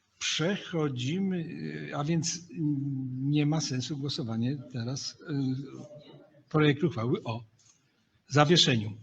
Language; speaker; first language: Polish; native; Polish